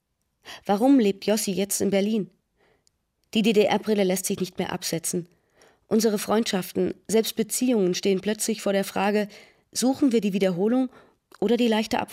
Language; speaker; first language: German; native; German